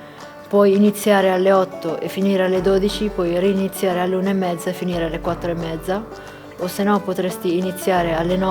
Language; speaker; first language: Italian; non-native, local second language; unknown